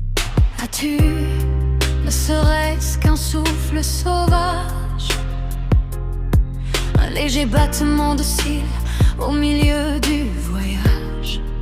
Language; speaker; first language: French; native; French